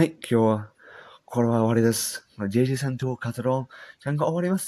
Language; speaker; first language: Japanese; non-native, learner; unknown